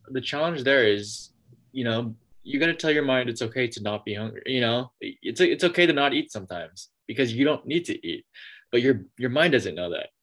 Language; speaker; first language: English; native; English